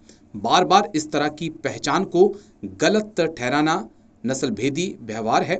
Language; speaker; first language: Hindi; native; Hindi